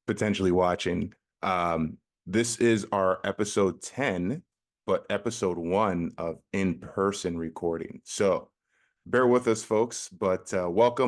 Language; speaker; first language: English; native; English